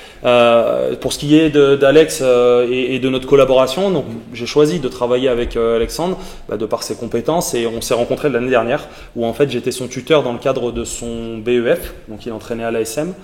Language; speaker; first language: French; native; French